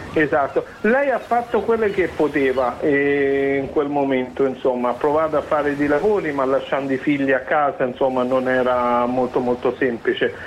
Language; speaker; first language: Italian; non-native, fluent; English